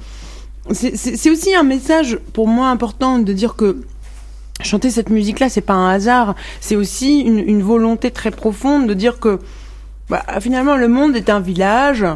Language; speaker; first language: French; non-native, local second language; Arabic